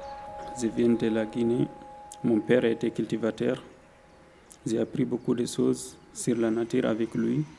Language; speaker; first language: French; non-native, learner; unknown